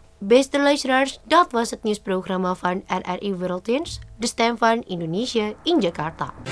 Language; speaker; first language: Dutch; non-native, fluent; Indonesian